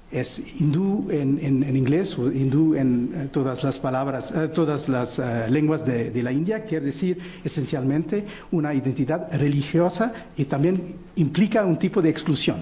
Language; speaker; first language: Spanish; non-native, fluent; Portuguese